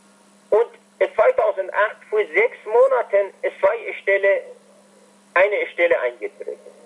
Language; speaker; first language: German; non-native, fluent; Persian